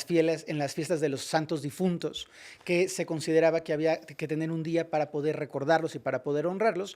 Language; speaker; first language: Spanish; native; Spanish